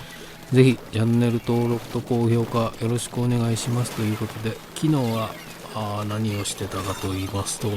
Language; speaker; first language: Japanese; native; Japanese